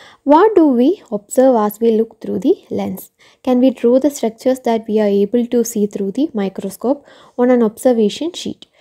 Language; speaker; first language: English; non-native, local second language; Malayalam